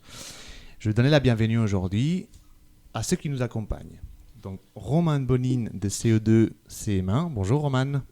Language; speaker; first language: French; native; French